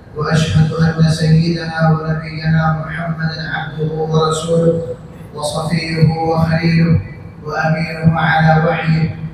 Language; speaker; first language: Arabic; non-native, fluent; Bangla